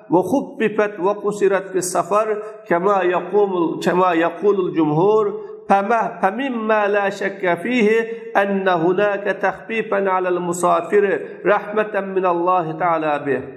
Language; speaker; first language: Arabic; non-native, fluent; Uzbek